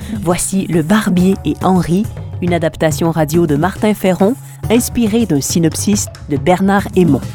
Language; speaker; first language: French; native; French